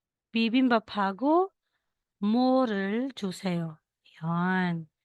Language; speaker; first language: Korean; non-native, learner; Filipino